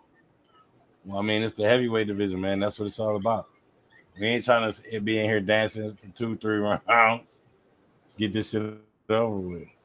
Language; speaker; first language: English; native; English